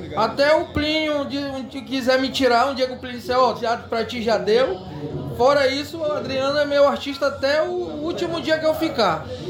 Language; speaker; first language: Portuguese; native; Portuguese